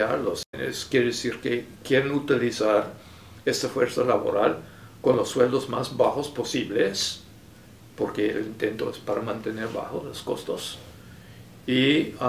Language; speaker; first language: Spanish; non-native, fluent; English